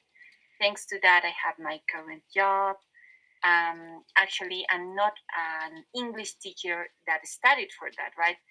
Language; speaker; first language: English; non-native, fluent; Spanish